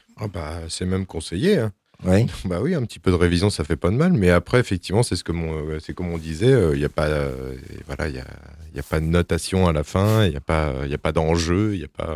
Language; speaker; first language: French; native; French